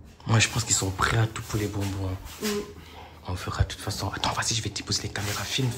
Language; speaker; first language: French; native; French